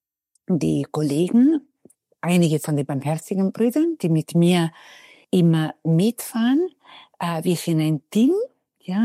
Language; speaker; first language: German; non-native, fluent; Spanish